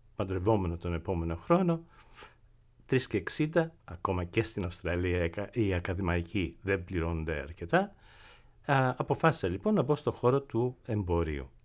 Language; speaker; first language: Greek; native; Greek